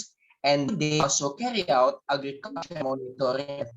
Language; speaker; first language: English; non-native, learner; Indonesian